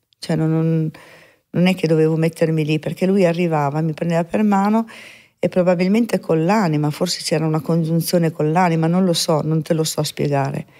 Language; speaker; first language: Italian; native; Italian